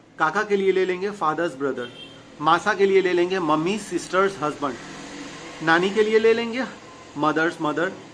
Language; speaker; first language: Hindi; non-native, local second language; Gujarati